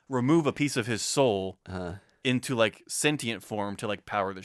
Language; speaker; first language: English; native; English